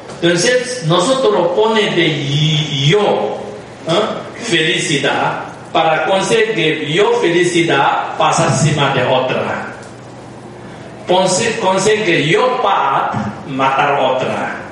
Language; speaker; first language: Spanish; non-native, learner; Tibetan